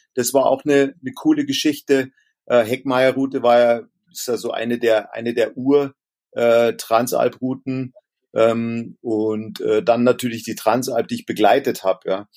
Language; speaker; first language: German; native; German